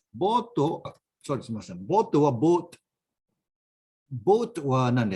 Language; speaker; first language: Japanese; non-native, fluent; Malay